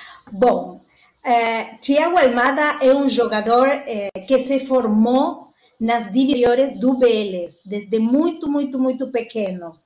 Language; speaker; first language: Portuguese; non-native, learner; Spanish